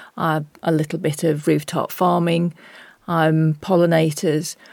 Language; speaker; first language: English; native; English